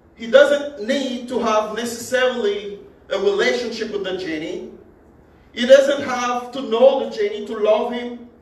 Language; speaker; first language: English; non-native, fluent; Haitian Creole